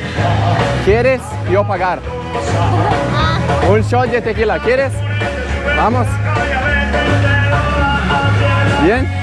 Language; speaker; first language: Spanish; non-native, learner; Lithuanian